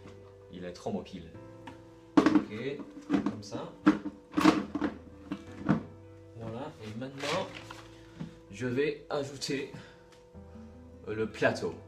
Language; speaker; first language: French; non-native, learner; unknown